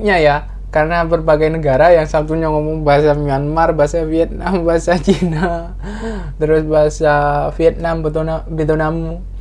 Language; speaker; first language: Indonesian; non-native, local second language; Madurese